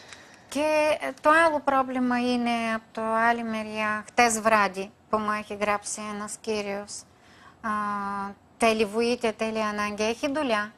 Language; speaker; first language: Greek; non-native, fluent; Bulgarian